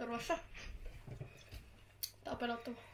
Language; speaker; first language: Finnish; native; Finnish